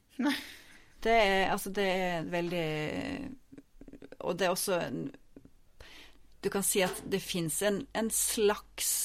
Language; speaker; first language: Norwegian; native; Norwegian